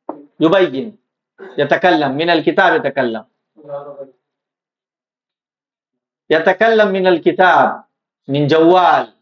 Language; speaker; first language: Arabic; non-native, fluent; Urdu